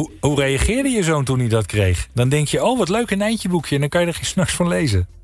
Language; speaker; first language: Dutch; native; Dutch